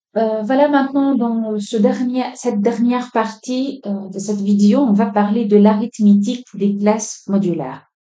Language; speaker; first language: French; non-native, local second language; Arabic